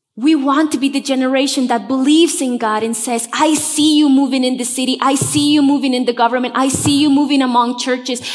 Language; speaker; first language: English; non-native, fluent; Spanish